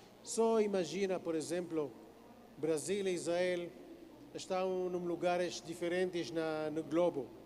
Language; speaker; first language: Portuguese; non-native, fluent; Hebrew